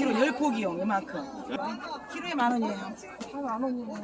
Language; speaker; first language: Korean; native; Korean